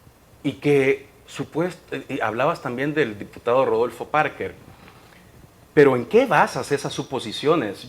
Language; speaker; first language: Spanish; native; Spanish